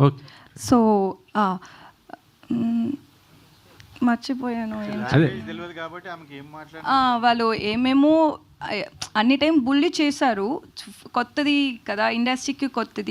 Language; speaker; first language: Telugu; non-native, learner; Tamil